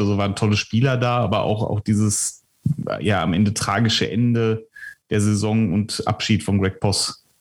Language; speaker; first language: German; native; German